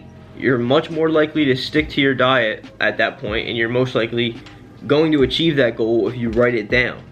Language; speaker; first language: English; native; English